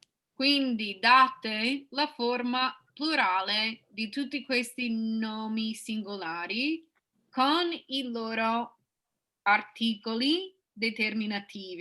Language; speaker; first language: Italian; non-native, fluent; English